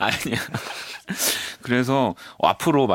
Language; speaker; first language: Korean; native; Korean